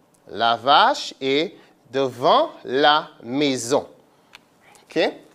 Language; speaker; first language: French; non-native, fluent; English